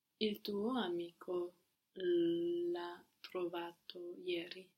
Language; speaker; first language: Italian; non-native, learner; English